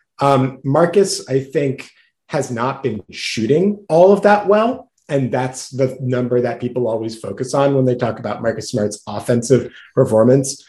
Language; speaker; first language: English; native; English